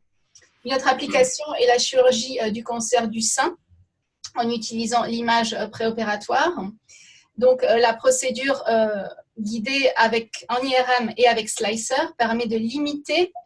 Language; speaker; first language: French; native; French